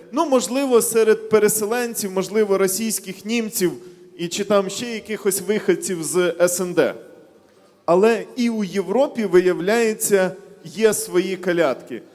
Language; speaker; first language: Ukrainian; native; Ukrainian